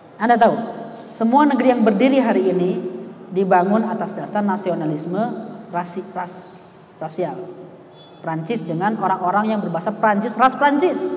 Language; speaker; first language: Indonesian; native; Indonesian